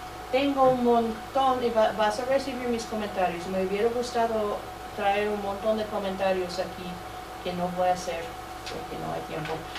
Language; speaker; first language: Spanish; non-native, fluent; English